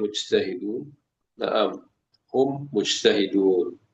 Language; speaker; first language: Arabic; non-native, learner; Indonesian